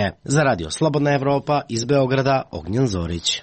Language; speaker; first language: Serbian; native; Serbian